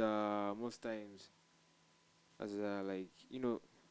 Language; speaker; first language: English; non-native, local second language; Ganda